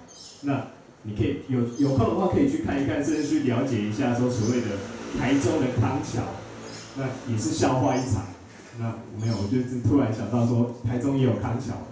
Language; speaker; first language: Chinese; native; Chinese